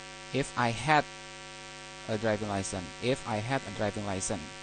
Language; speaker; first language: English; non-native, fluent; Indonesian